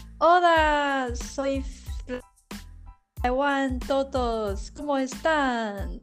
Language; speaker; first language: Spanish; non-native, learner; Chinese